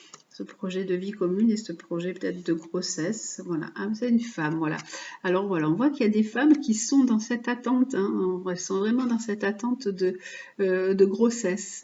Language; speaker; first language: French; native; French